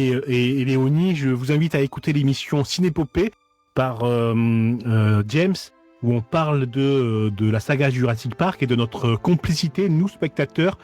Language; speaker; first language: French; native; French